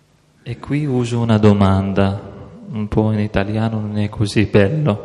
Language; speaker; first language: Italian; non-native, fluent; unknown